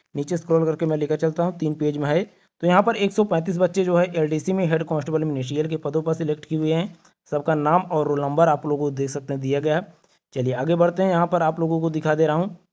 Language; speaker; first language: Hindi; native; Hindi